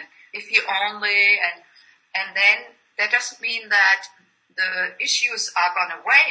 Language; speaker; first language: English; non-native, fluent; German